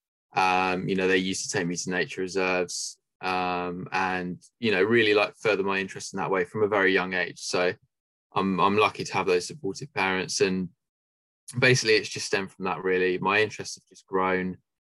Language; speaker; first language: English; native; English